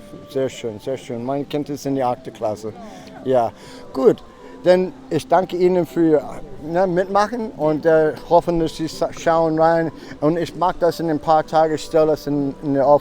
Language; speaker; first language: German; non-native, learner; English